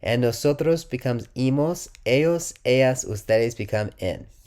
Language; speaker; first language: Spanish; non-native, learner; English